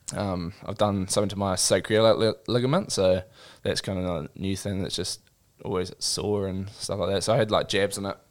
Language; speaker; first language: English; native; English